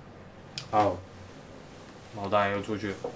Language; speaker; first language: Chinese; native; Chinese